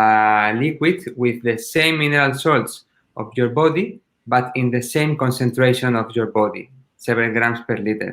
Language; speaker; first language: English; non-native, learner; Spanish